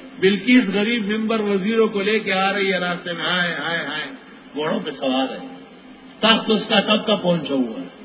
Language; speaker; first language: Urdu; non-native, local second language; Pashto